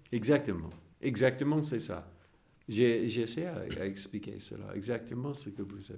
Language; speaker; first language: French; non-native, fluent; English